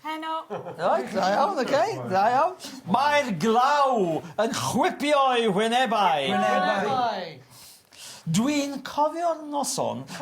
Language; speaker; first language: Welsh; non-native, fluent; English